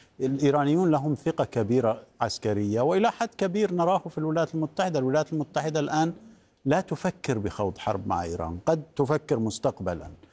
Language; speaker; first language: Arabic; non-native, fluent; Persian